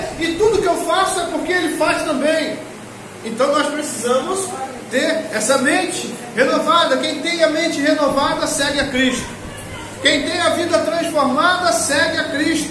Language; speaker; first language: Portuguese; native; Portuguese